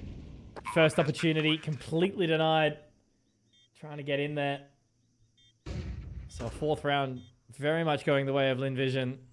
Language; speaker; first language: English; native; English